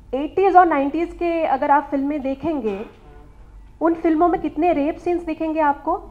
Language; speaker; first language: Hindi; native; Hindi